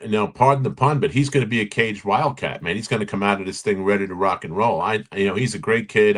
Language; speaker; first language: English; native; English